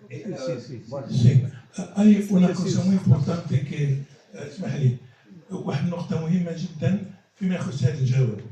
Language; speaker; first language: Arabic; native; Arabic